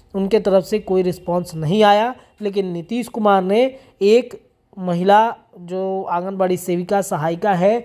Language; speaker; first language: Hindi; native; Hindi